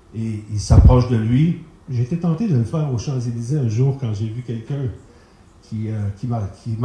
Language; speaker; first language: French; native; French